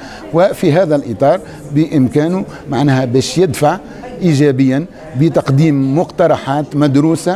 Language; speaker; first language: Arabic; native; Arabic